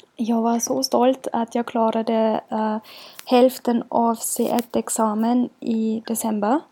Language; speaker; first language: Swedish; non-native, learner; German